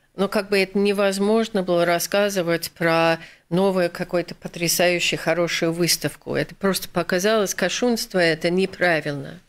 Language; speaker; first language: Russian; non-native, fluent; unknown